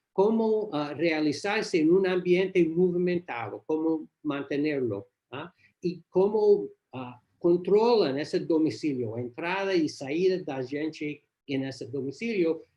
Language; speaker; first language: Portuguese; non-native, learner; English